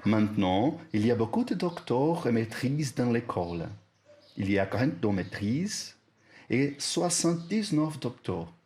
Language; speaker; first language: French; non-native, learner; Portuguese